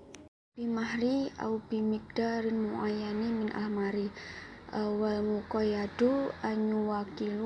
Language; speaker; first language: Arabic; non-native, learner; Indonesian